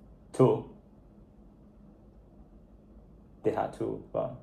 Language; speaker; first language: Danish; non-native, learner; Portuguese